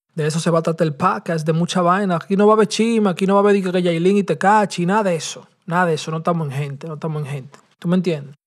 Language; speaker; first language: Spanish; early bilingual, heritage; Spanish